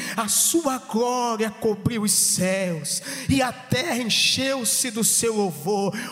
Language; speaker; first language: Portuguese; native; Portuguese